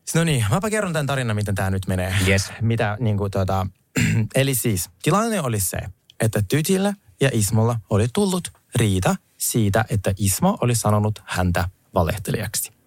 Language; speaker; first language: Finnish; non-native, fluent; Russian